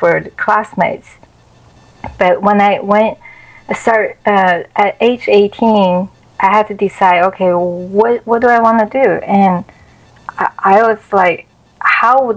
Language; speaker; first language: English; non-native, fluent; Chinese